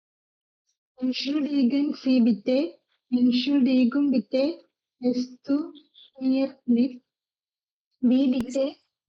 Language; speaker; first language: German; non-native, learner; Malayalam